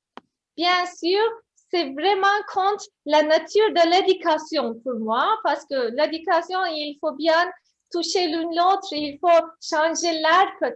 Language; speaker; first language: French; non-native, fluent; Turkish